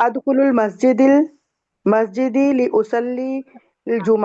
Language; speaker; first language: Arabic; non-native, learner; Urdu